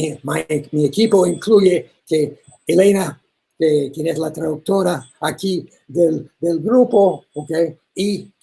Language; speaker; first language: Spanish; non-native, learner; English